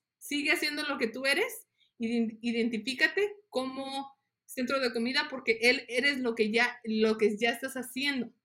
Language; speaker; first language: Spanish; early bilingual, heritage; Spanish